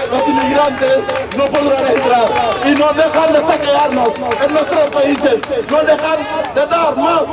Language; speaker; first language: Spanish; non-native, local second language; Wolof